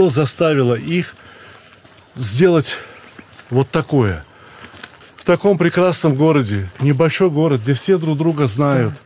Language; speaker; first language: Russian; native; Russian